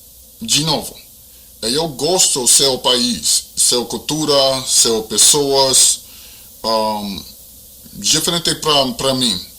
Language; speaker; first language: Portuguese; non-native, learner; English